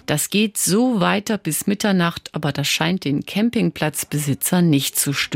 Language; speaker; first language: German; native; German